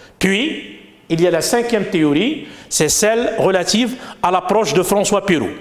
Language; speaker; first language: French; non-native, local second language; Arabic